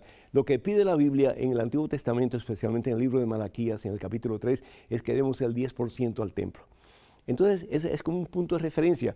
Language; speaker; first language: Spanish; native; Spanish